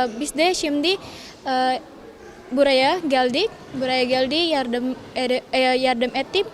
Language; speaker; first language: Turkish; non-native, learner; Indonesian